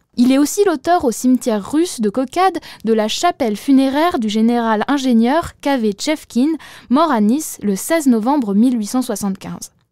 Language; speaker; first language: French; native; French